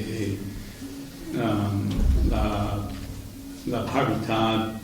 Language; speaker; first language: Spanish; non-native, learner; English